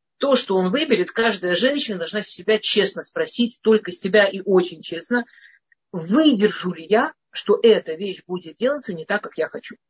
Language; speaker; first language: Russian; early bilingual, heritage; Russian